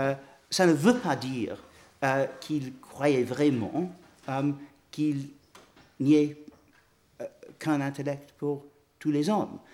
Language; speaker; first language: French; non-native, fluent; English